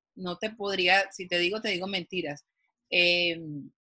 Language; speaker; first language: Spanish; native; Spanish